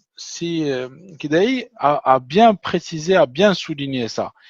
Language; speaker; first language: French; non-native, local second language; Arabic